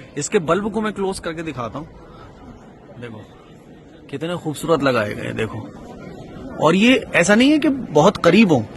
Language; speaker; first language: Urdu; native; Urdu